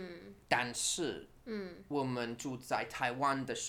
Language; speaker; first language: Chinese; non-native, learner; English